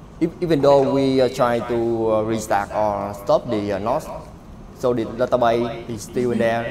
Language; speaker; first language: English; non-native, learner; Vietnamese